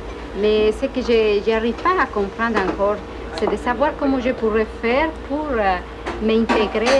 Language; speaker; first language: French; non-native, learner; Spanish